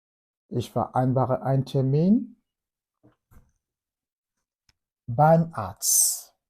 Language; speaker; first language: German; non-native, fluent; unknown